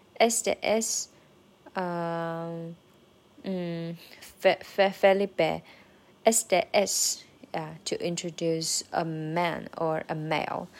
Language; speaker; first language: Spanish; non-native, learner; Chinese